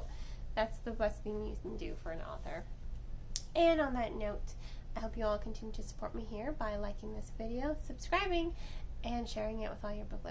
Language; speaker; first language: English; native; English